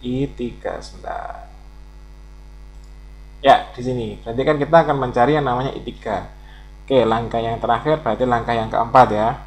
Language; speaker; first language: Indonesian; native; Indonesian